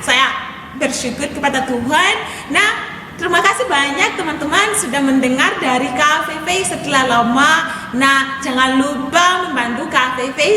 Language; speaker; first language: Indonesian; non-native, fluent; English